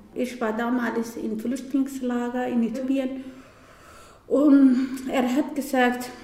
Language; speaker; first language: German; non-native, learner; Somali